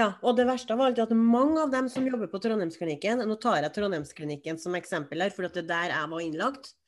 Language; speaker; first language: Norwegian; native; Norwegian